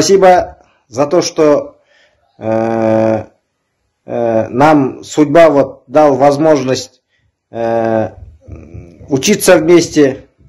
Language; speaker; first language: Russian; non-native, local second language; Yakut